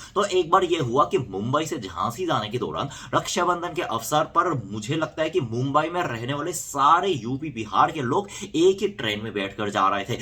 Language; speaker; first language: Hindi; non-native, fluent; Korean